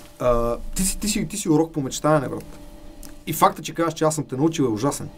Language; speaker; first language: Bulgarian; native; Bulgarian